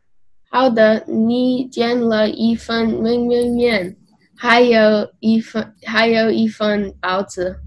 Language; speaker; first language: Chinese; non-native, learner; English